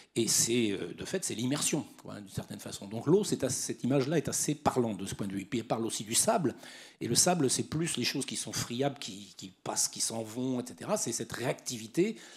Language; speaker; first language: French; native; French